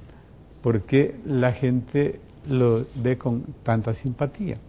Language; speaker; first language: Spanish; native; Spanish